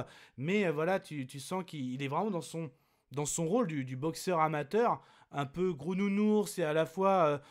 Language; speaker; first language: French; native; French